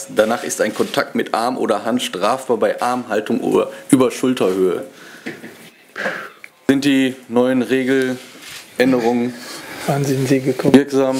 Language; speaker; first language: German; native; German